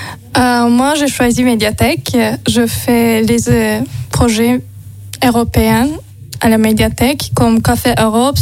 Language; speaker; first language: French; non-native, learner; Azerbaijani